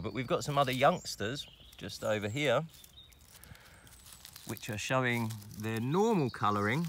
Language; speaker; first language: English; native; English